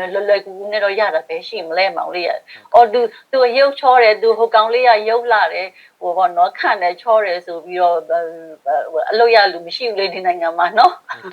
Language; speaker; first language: Burmese; non-native, local second language; Shan